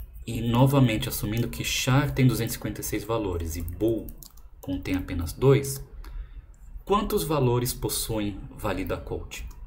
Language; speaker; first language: Portuguese; native; Portuguese